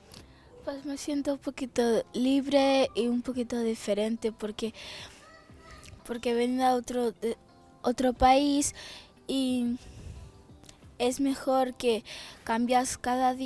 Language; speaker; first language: Spanish; early bilingual, other home language; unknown